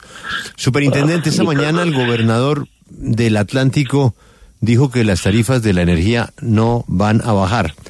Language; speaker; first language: Spanish; native; Spanish